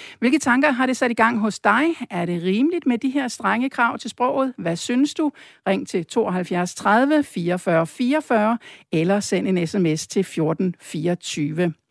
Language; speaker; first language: Danish; native; Danish